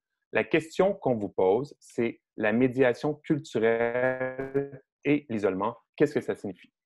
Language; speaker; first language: French; native; French